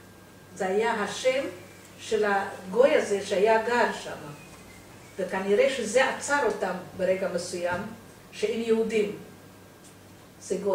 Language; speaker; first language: Hebrew; non-native, fluent; Romanian